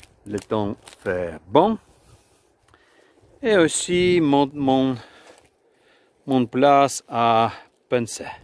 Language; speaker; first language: French; non-native, learner; Ukrainian